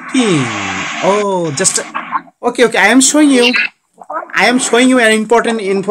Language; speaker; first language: English; non-native, learner; Bangla